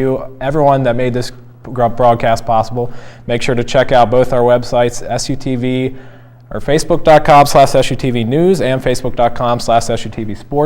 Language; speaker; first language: English; native; English